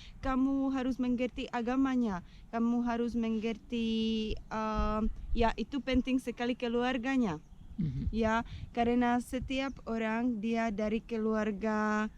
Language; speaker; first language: Indonesian; non-native, learner; Czech